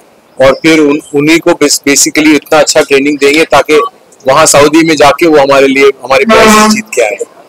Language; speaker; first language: Hindi; native; Hindi